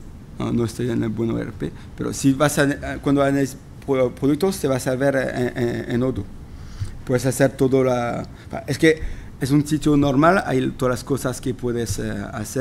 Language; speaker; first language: Spanish; non-native, fluent; French